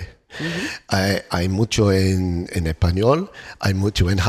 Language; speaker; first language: Spanish; non-native, learner; English